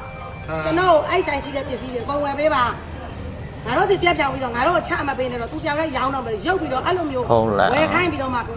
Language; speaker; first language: Burmese; native; Burmese